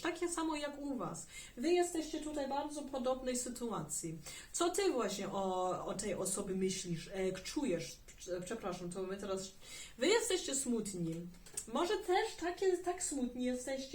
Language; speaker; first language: Polish; early bilingual, heritage; German